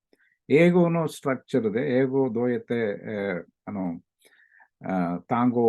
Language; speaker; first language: Japanese; non-native, learner; Malayalam